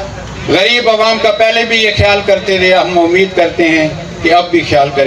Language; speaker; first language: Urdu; non-native, local second language; Punjabi